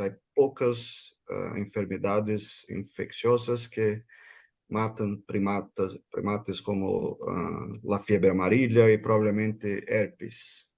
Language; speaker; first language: Spanish; non-native, fluent; Portuguese